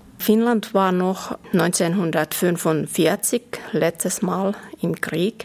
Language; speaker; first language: German; non-native, fluent; Finnish